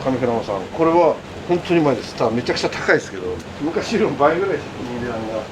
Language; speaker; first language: Japanese; native; Japanese